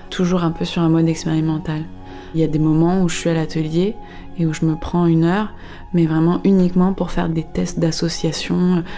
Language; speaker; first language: French; native; French